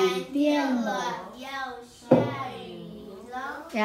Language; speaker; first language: Chinese; non-native, learner; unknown